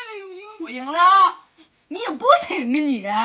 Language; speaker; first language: Chinese; native; Chinese